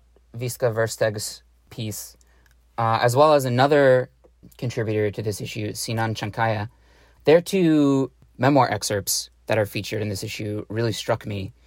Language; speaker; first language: English; native; English